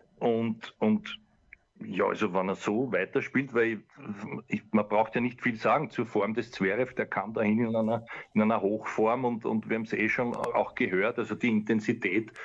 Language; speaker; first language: German; native; German